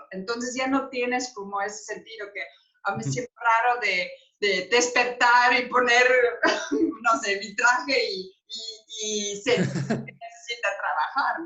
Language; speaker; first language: Spanish; non-native, learner; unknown